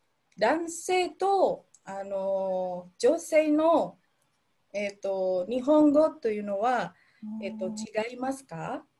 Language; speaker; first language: Japanese; non-native, fluent; Indonesian